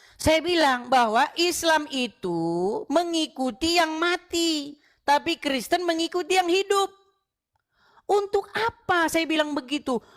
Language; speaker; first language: Indonesian; native; Indonesian